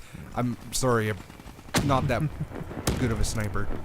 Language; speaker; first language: English; native; English